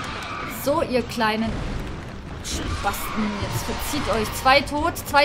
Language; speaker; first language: German; native; German